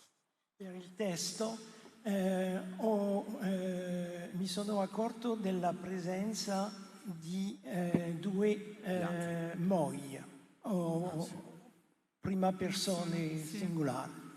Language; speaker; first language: Italian; non-native, fluent; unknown